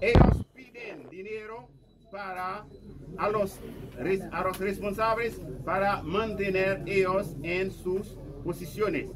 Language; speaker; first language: Spanish; non-native, fluent; Haitian Creole